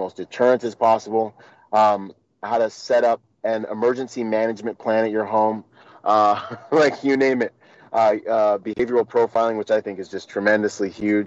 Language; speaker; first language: English; native; English